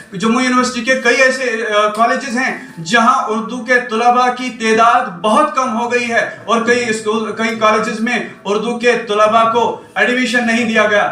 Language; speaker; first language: Urdu; non-native, local second language; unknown